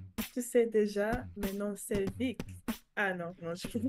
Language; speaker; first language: French; non-native, fluent; English